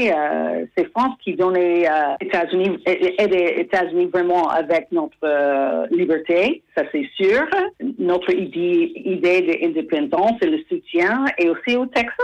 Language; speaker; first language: French; non-native, fluent; English